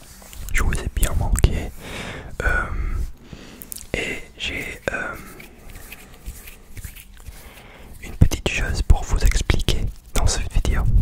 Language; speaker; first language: French; non-native, learner; English